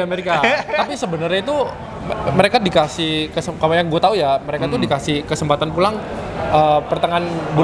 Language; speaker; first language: Indonesian; native; Indonesian